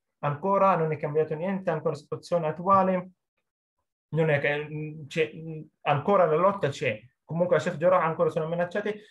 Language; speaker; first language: Italian; non-native, fluent; Arabic